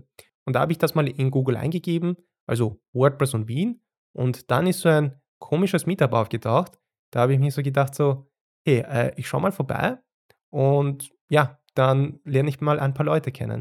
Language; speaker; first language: German; native; German